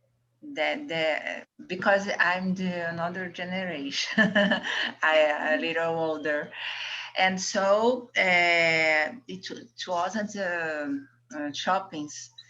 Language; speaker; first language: English; non-native, learner; Portuguese